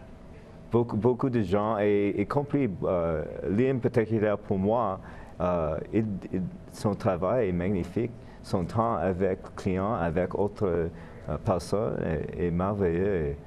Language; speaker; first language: French; non-native, learner; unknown